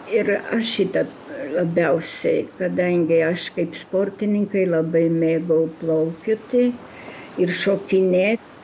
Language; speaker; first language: Lithuanian; early bilingual, heritage; Lithuanian